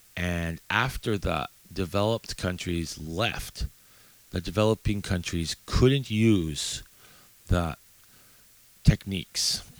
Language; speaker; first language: English; native; English